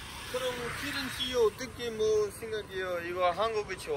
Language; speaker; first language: Korean; non-native, learner; Urdu